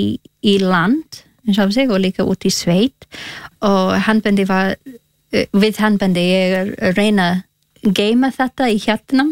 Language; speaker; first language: Icelandic; non-native, learner; English